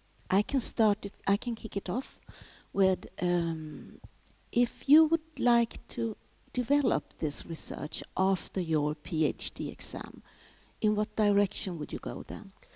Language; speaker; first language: English; non-native, fluent; Swedish